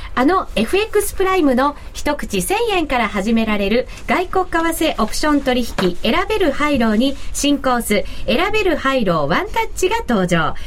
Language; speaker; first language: Japanese; native; Japanese